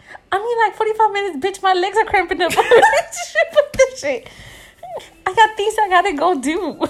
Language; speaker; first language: English; early bilingual, other home language; Spanish